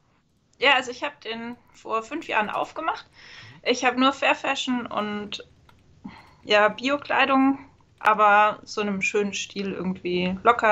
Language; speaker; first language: German; native; German